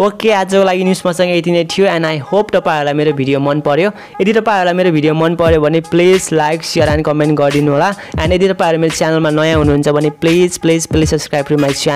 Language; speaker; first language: Nepali; native; Nepali